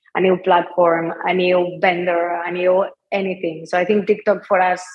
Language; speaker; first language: English; non-native, fluent; Spanish